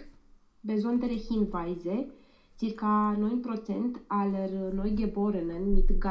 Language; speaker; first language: German; non-native, learner; Romanian